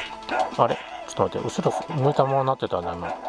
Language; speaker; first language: Japanese; native; Japanese